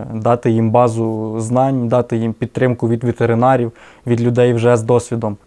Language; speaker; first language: Ukrainian; native; Ukrainian